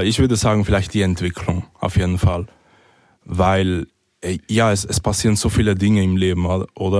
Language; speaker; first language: German; early bilingual, other home language; Spanish